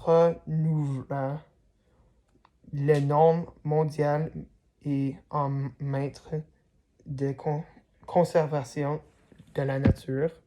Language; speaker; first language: French; non-native, learner; English